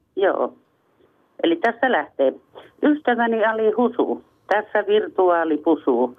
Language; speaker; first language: Finnish; native; Finnish